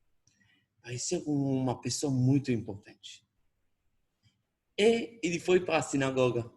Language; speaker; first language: Portuguese; non-native, fluent; Hebrew